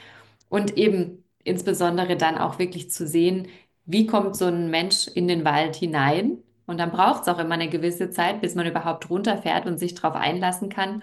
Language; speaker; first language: German; native; German